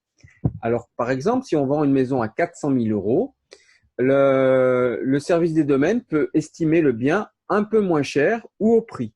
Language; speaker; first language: French; native; French